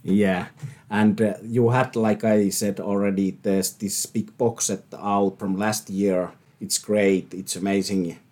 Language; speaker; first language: English; non-native, fluent; Finnish